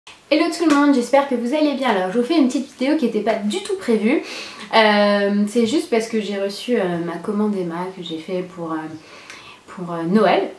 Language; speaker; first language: French; native; French